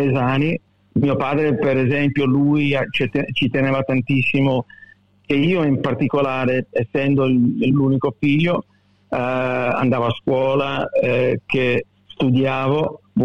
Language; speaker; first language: Italian; early bilingual, heritage; Italian